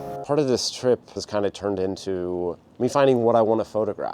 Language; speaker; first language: English; native; English